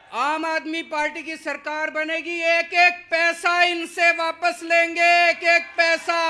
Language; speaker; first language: Hindi; native; Hindi